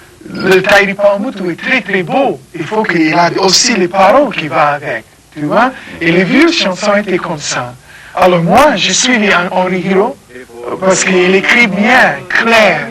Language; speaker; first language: French; non-native, fluent; English